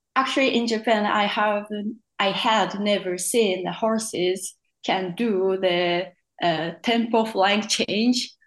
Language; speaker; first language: English; non-native, fluent; Japanese